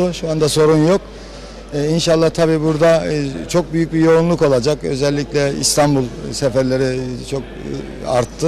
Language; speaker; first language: Turkish; native; Turkish